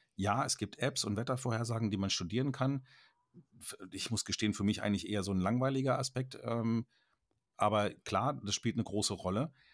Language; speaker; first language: German; native; German